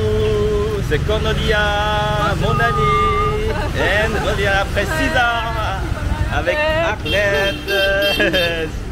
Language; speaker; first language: French; non-native, fluent; Vietnamese